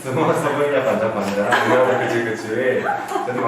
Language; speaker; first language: Indonesian; non-native, learner; Korean